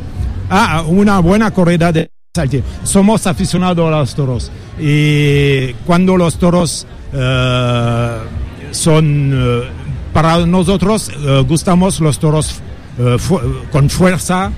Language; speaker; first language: Spanish; non-native, learner; French